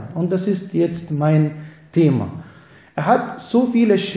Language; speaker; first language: German; non-native, fluent; Arabic